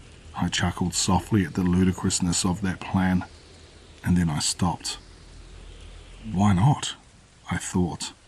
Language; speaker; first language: English; native; English